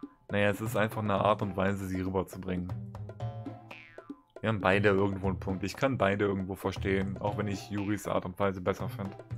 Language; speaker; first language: German; native; German